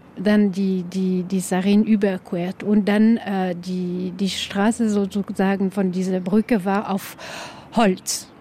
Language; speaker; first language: German; non-native, local second language; French